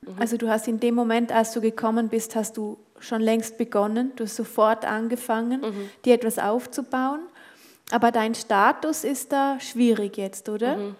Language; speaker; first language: German; native; German